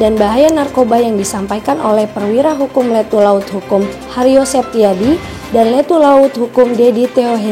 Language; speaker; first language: Indonesian; native; Indonesian